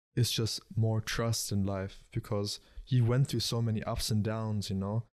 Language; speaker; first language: English; early bilingual, other home language; German